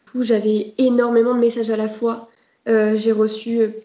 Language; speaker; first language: French; native; French